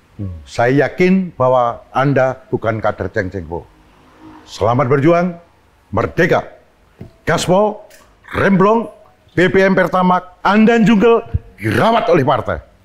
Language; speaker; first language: Indonesian; non-native, local second language; Javanese